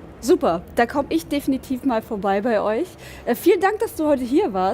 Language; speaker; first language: German; native; German